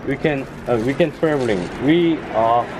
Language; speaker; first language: English; non-native, learner; Korean